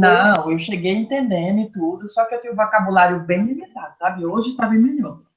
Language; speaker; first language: Portuguese; native; Portuguese